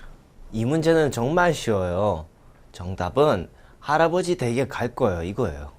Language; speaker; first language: Korean; non-native, fluent; Russian